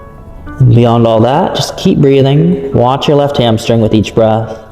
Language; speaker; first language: English; native; English